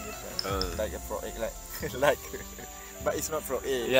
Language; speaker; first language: English; non-native, learner; Malay